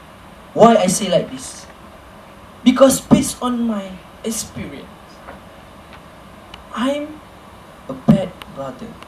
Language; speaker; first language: English; non-native, local second language; Malay